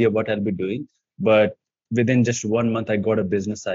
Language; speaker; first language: English; non-native, local second language; Hindi